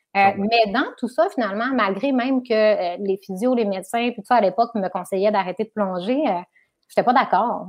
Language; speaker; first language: French; native; French